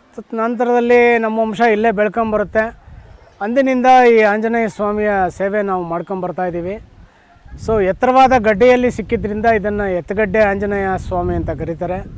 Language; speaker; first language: Kannada; native; Kannada